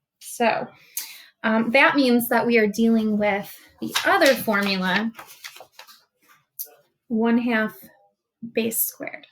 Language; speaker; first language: English; native; English